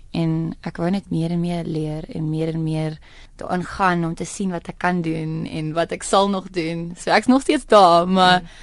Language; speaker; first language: Afrikaans; non-native, local second language; English